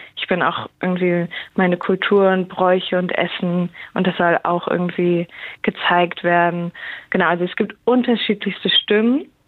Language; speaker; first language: German; native; German